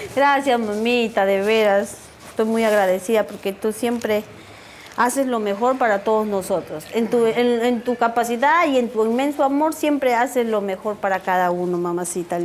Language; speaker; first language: Spanish; native; Spanish